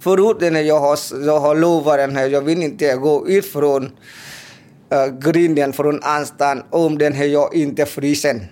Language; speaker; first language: Swedish; non-native, learner; Vietnamese